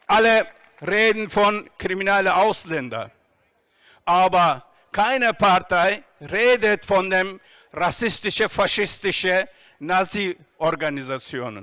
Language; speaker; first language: German; non-native, fluent; Turkish